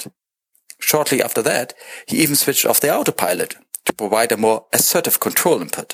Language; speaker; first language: English; non-native, fluent; German